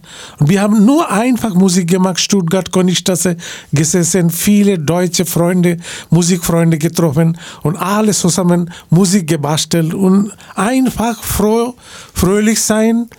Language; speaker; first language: German; non-native, learner; Bangla